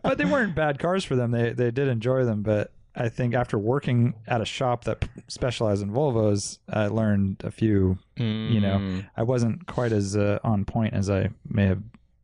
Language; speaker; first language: English; native; English